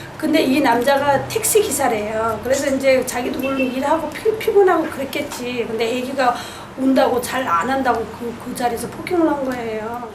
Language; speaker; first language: Korean; non-native, fluent; Nepali